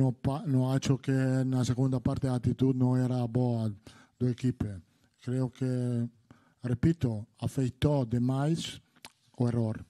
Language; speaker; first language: Portuguese; non-native, learner; Italian